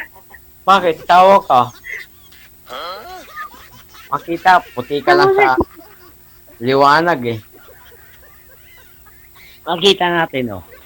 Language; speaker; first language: Filipino; non-native, local second language; Cebuano